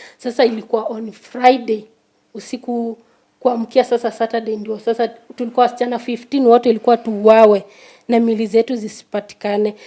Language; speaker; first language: Swahili; non-native, local second language; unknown